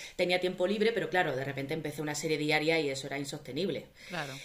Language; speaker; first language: Spanish; native; Spanish